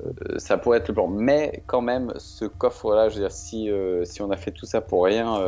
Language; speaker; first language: French; native; French